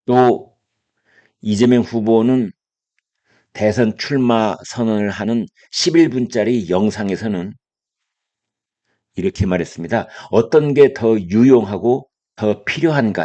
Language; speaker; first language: Korean; native; Korean